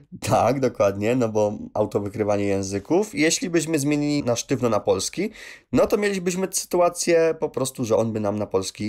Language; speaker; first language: Polish; native; Polish